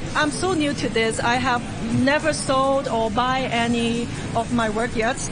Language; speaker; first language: English; non-native, local second language; Cantonese